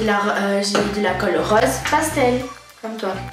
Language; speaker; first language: French; native; French